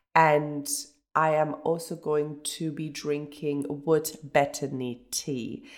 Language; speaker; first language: English; early bilingual, other home language; German